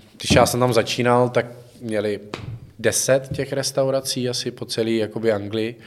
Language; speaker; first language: Czech; native; Czech